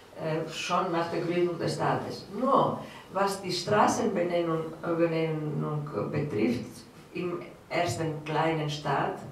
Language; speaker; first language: German; non-native, fluent; Greek